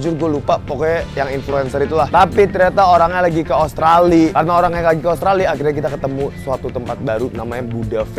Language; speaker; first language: Indonesian; native; Indonesian